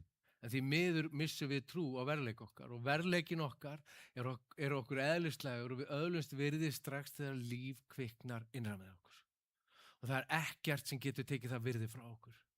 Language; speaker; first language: Icelandic; non-native, fluent; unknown